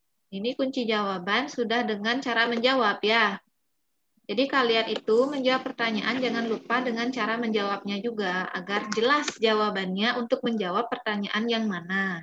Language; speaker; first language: Indonesian; non-native, local second language; Balinese